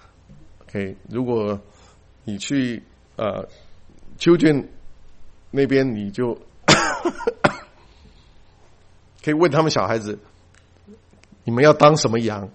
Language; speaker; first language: Chinese; native; Chinese